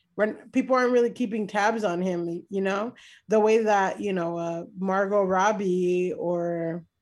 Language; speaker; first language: English; native; English